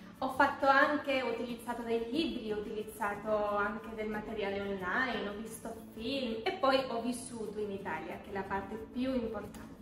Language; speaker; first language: Italian; non-native, fluent; Spanish